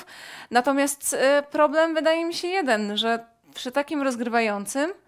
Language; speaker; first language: Polish; native; Polish